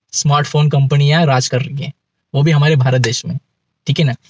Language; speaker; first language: Hindi; native; Hindi